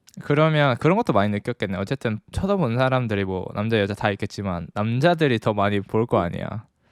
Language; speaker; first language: Korean; native; Korean